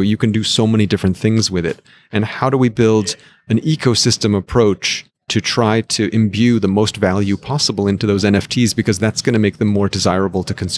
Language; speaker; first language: English; native; English